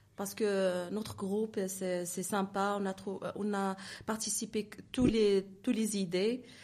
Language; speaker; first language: French; non-native, learner; Arabic